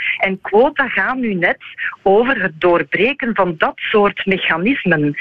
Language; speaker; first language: Dutch; native; Dutch